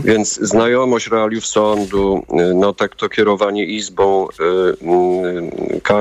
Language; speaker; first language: Polish; native; Polish